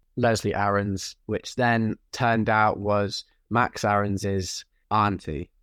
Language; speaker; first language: English; native; English